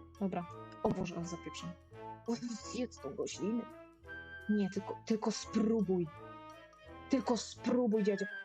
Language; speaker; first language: Polish; native; Polish